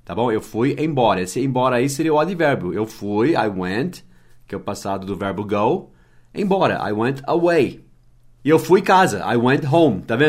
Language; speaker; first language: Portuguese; non-native, fluent; English